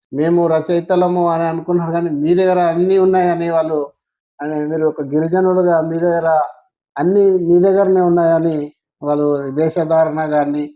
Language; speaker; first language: Telugu; non-native, local second language; Gondi